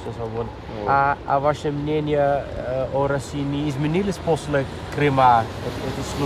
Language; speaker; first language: Russian; non-native, fluent; Dutch